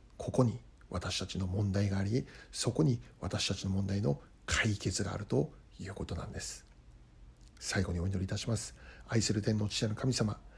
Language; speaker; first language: Japanese; native; Japanese